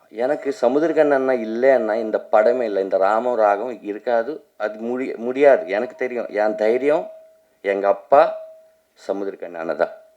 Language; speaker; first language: Tamil; non-native, learner; Telugu